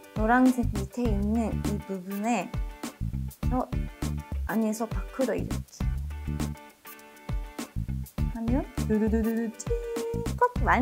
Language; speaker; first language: Korean; non-native, fluent; Japanese